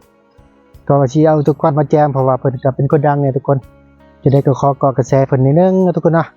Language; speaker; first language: Thai; non-native, local second language; Lao